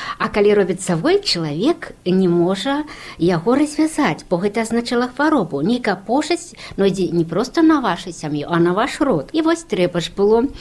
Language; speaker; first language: Belarusian; native; Belarusian